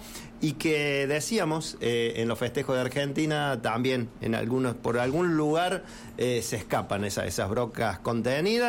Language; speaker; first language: Spanish; native; Spanish